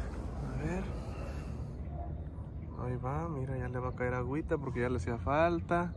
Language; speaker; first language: Spanish; native; Spanish